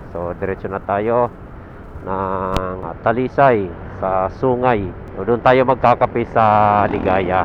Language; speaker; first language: Filipino; native; Filipino